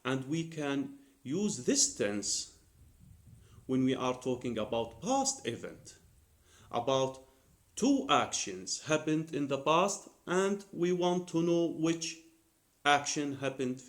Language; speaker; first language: English; non-native, fluent; Arabic